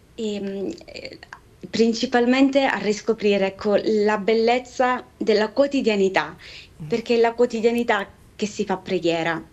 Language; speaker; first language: Italian; native; Italian